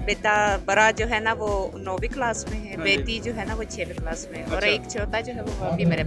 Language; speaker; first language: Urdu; non-native, fluent; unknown